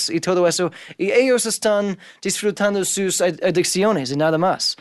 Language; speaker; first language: Spanish; non-native, fluent; English